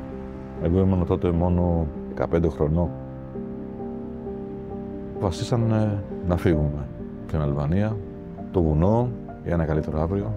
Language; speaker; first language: Greek; non-native, fluent; Albanian